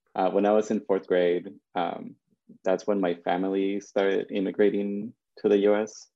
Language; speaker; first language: English; early bilingual, other home language; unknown